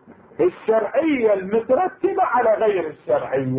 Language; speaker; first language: Arabic; native; Arabic